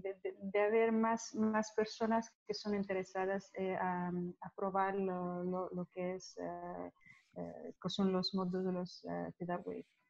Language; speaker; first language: Spanish; non-native, learner; Italian